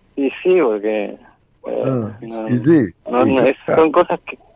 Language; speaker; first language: Spanish; native; Spanish